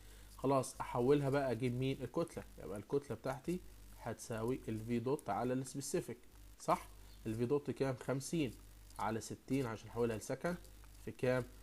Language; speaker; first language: Arabic; native; Arabic